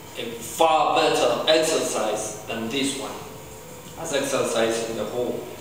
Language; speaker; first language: English; non-native, fluent; Spanish